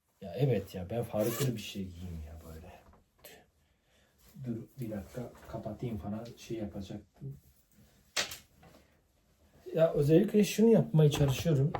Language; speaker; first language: Turkish; non-native, fluent; Japanese